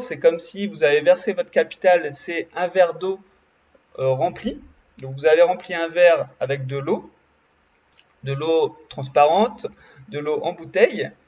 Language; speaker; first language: French; native; French